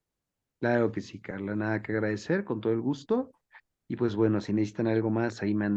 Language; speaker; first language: Spanish; native; Spanish